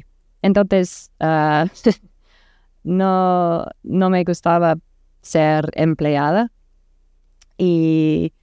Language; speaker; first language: Spanish; non-native, learner; English